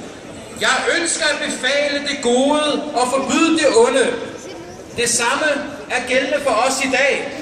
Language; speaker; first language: Danish; early bilingual, other home language; Arabic